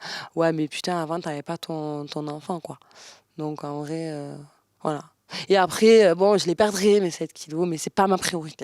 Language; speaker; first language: French; native; French